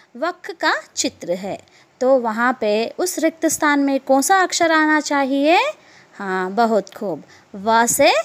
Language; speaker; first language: Hindi; non-native, local second language; Telugu